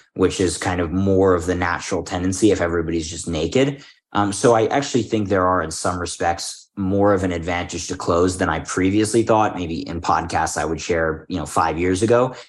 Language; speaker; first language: English; native; English